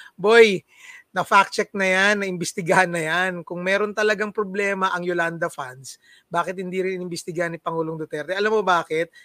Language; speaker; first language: Filipino; non-native, local second language; Cebuano